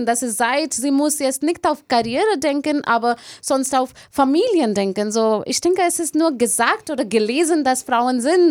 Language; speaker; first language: German; non-native, learner; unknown